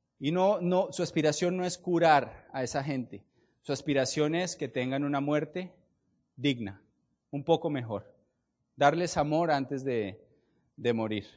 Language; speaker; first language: Spanish; native; Spanish